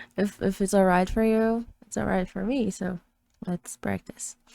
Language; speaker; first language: English; non-native, fluent; Portuguese